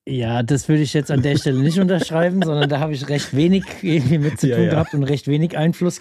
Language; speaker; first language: German; native; German